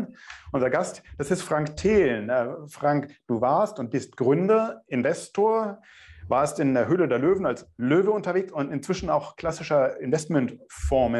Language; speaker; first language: German; native; German